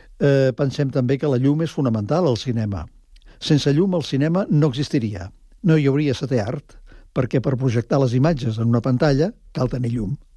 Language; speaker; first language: Catalan; native; Catalan